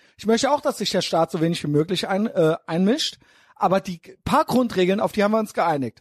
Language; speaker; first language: German; native; German